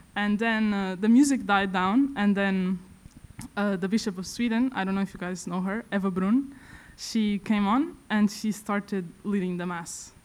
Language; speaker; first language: English; non-native, fluent; Portuguese